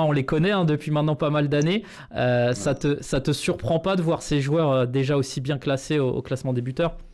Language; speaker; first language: French; native; French